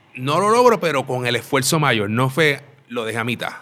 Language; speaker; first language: Spanish; native; Spanish